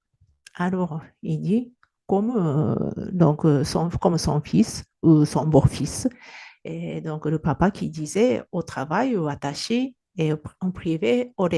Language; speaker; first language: French; non-native, fluent; Japanese